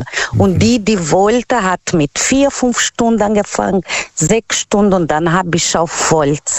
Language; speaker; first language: German; non-native, learner; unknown